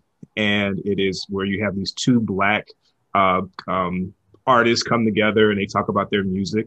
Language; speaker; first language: English; native; English